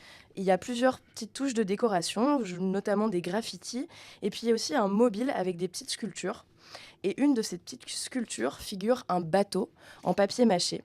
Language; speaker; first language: French; native; French